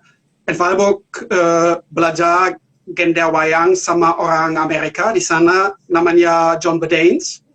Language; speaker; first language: Indonesian; non-native, learner; German